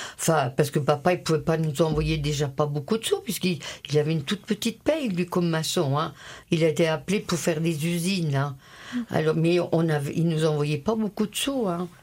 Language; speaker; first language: French; early bilingual, other home language; Italian